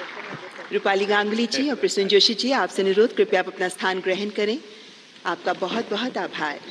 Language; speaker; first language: Hindi; native; Hindi